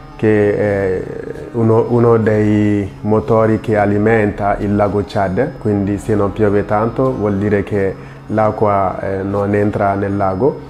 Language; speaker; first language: Italian; non-native, fluent; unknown